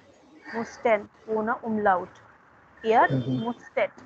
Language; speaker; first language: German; non-native, fluent; Hindi